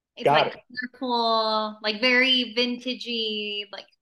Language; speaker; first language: English; early bilingual, other home language; Spanish